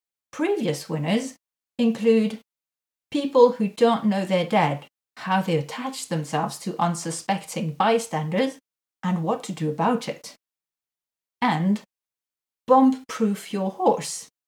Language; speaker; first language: English; non-native, fluent; French